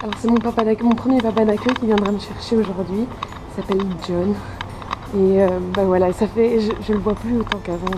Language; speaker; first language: French; native; French